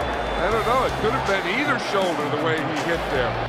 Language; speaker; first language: English; native; English